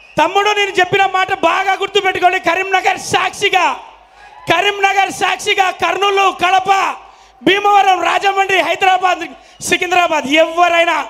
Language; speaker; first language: Telugu; native; Telugu